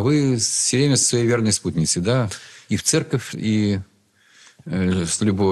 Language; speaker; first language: Russian; native; Russian